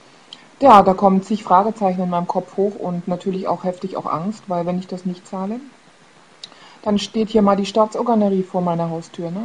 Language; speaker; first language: German; native; German